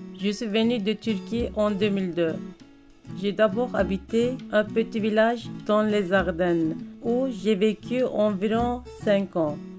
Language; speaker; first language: French; non-native, fluent; Turkish